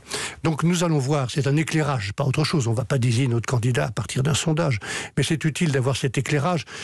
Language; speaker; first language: French; native; French